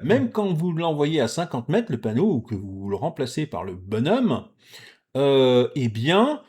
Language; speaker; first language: French; native; French